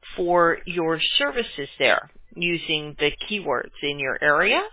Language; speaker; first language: English; native; English